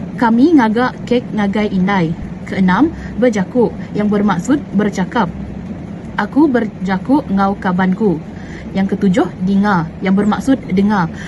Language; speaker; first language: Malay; non-native, local second language; Iban